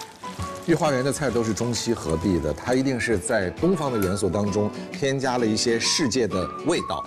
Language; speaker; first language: Chinese; native; Chinese